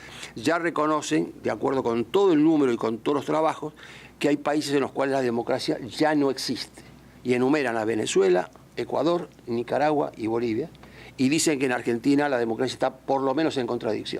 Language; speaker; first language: Spanish; native; Spanish